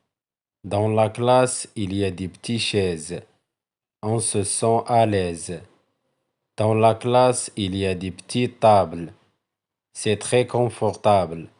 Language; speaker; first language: French; non-native, local second language; Arabic